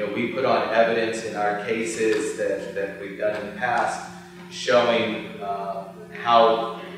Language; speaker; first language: English; native; English